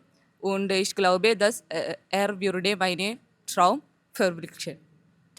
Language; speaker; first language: German; non-native, learner; Malayalam